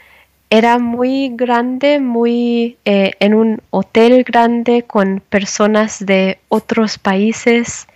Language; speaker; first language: Spanish; non-native, learner; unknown